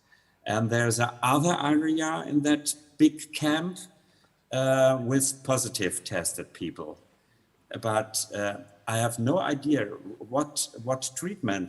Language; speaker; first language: English; non-native, learner; German